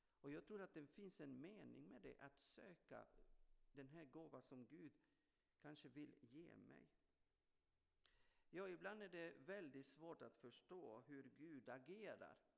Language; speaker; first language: Swedish; non-native, fluent; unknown